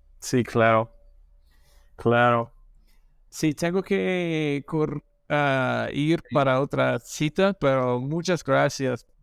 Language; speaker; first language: Spanish; non-native, learner; English